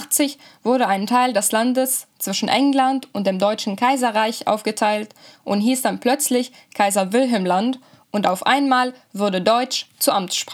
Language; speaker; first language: German; native; German